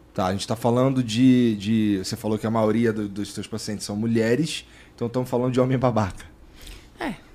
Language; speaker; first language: Portuguese; native; Portuguese